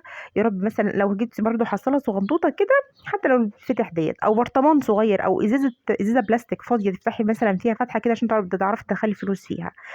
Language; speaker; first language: Arabic; native; Arabic